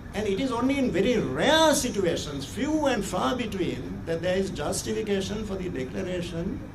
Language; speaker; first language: English; non-native, local second language; Sinhala